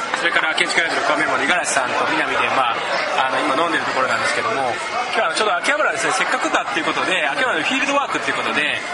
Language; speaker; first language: Japanese; native; Japanese